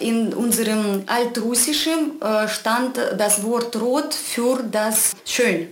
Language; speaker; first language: German; non-native, fluent; Russian